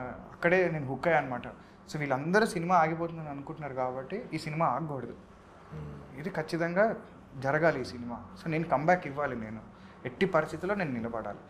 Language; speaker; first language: Telugu; native; Telugu